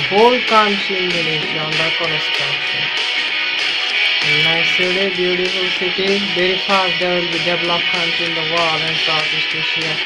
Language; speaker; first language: English; non-native, local second language; Bangla